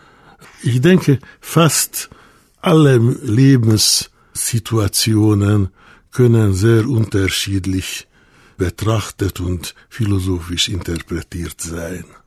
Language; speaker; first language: German; non-native, fluent; Hungarian